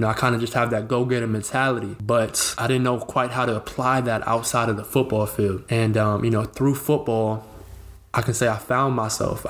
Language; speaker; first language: English; native; English